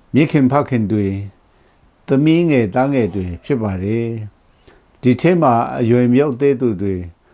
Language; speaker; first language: Burmese; non-native, local second language; Kachin